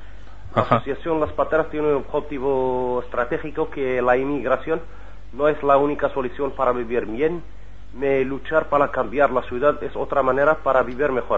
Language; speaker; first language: Spanish; non-native, learner; Arabic